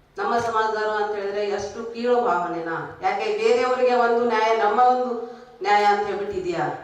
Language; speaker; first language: Kannada; non-native, local second language; Lambadi